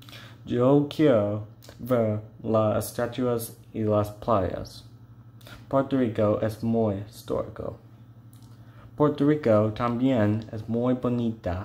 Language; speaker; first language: Spanish; non-native, learner; English